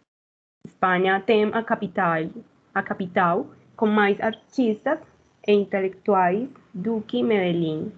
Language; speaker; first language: Portuguese; non-native, learner; Spanish